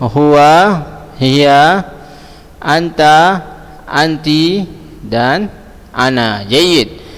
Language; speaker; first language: Arabic; non-native, fluent; Indonesian